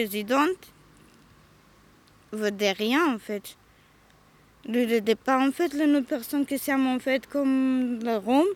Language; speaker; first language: French; non-native, learner; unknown